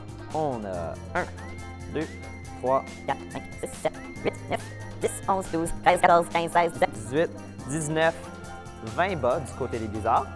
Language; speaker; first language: French; native; French